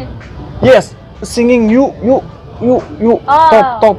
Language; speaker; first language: English; non-native, learner; Indonesian